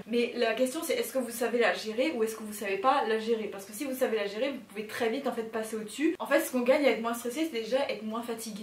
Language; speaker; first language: French; native; French